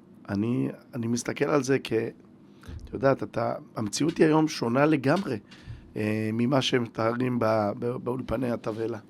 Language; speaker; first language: Hebrew; native; Hebrew